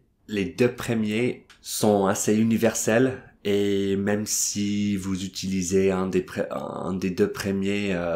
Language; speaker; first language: French; non-native, fluent; English